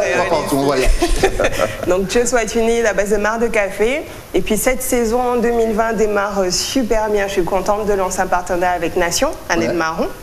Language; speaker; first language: French; native; French